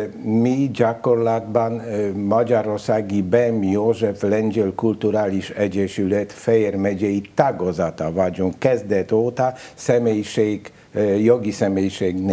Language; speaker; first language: Hungarian; non-native, learner; Polish